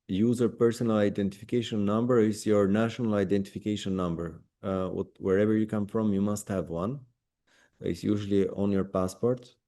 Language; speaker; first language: English; non-native, fluent; Albanian